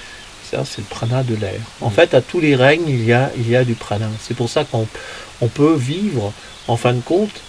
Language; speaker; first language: French; native; French